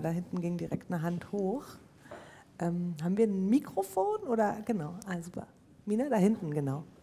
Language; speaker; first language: German; native; German